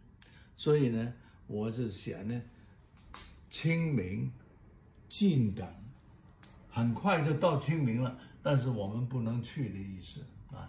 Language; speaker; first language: Chinese; non-native, local second language; Cantonese